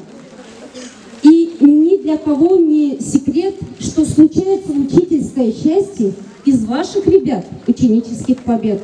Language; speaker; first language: Russian; non-native, local second language; Gagauz